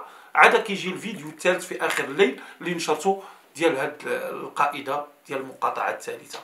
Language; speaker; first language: Arabic; native; Arabic